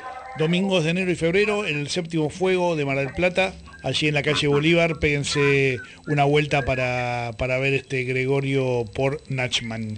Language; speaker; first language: Spanish; native; Spanish